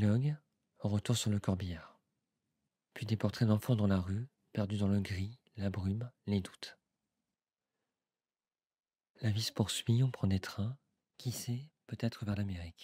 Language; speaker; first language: French; native; French